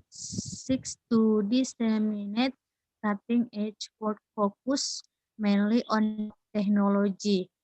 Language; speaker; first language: English; non-native, learner; Indonesian